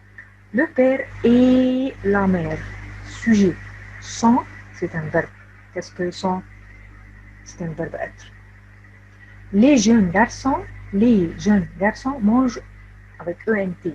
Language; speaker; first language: French; non-native, fluent; Arabic